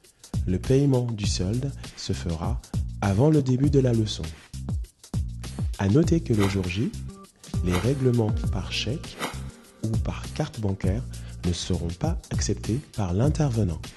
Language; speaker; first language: French; native; French